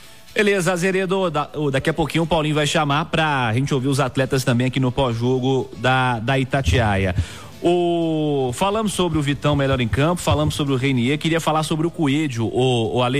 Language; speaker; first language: Portuguese; native; Portuguese